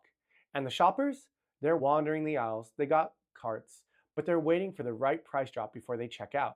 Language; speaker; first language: English; native; English